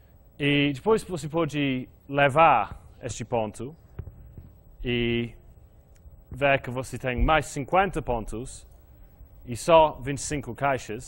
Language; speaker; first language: Portuguese; non-native, fluent; English